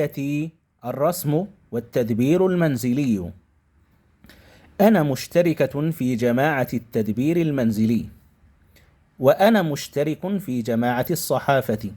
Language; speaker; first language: Arabic; non-native, fluent; Indonesian